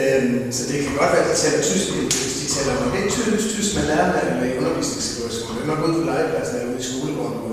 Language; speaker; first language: Danish; native; Danish